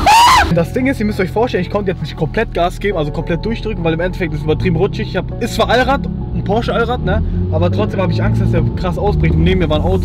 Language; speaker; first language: German; native; German